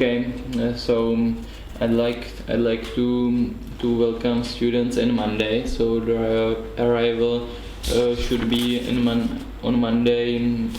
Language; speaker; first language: English; non-native, learner; Czech